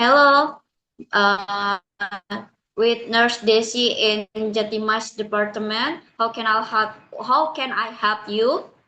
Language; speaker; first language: English; non-native, learner; Indonesian